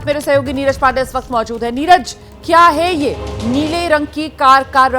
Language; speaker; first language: Hindi; native; Hindi